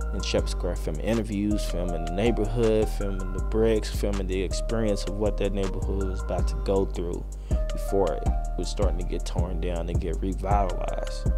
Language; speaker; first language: English; native; English